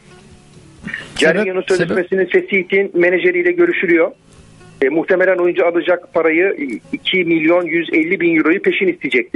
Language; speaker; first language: Turkish; native; Turkish